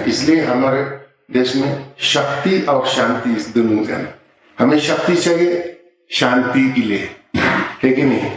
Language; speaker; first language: Hindi; non-native, local second language; Ladakhi